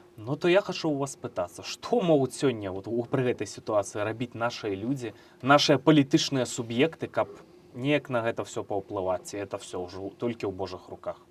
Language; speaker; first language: Belarusian; native; Belarusian